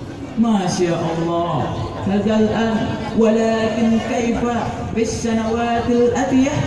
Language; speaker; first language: Arabic; non-native, learner; Indonesian